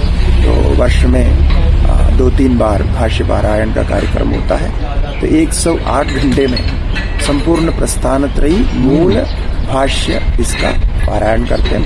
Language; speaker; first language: Hindi; non-native, local second language; Malayalam